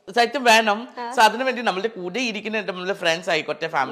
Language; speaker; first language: Malayalam; non-native, learner; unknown